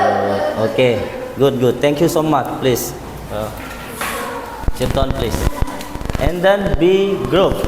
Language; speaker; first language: English; non-native, local second language; Indonesian